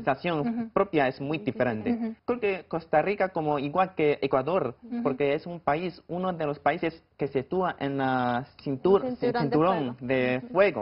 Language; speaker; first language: Spanish; non-native, fluent; Chinese